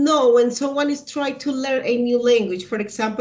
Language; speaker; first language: English; non-native, learner; Spanish